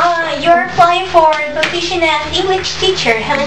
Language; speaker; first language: English; non-native, learner; Spanish